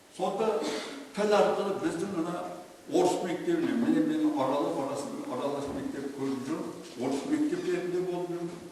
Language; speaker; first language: Kazakh; native; Kazakh